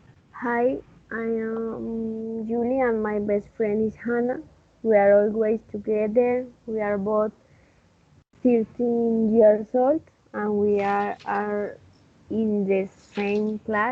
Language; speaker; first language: English; non-native, learner; Spanish